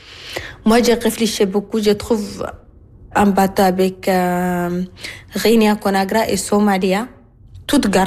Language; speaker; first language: French; non-native, learner; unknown